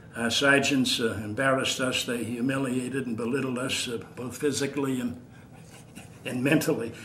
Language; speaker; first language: English; native; English